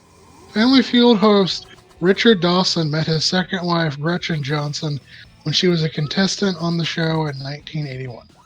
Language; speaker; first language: English; native; English